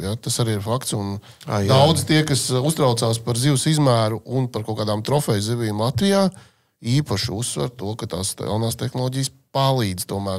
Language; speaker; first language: Latvian; native; Latvian